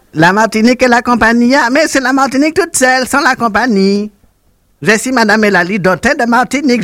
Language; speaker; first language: French; native; French